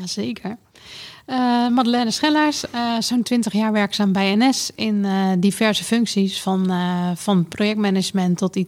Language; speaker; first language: Dutch; native; Dutch